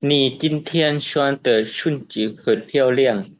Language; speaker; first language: Chinese; non-native, learner; Lao